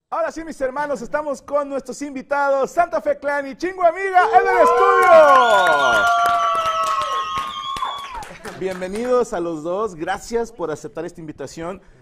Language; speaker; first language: Spanish; native; Spanish